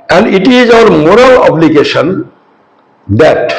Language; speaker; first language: English; non-native, local second language; Bangla